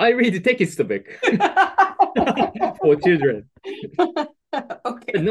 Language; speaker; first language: English; non-native, learner; Japanese